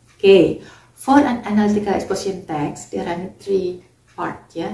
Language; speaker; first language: English; non-native, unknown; Indonesian